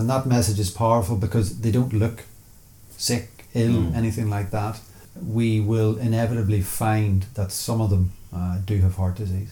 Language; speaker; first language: English; native; English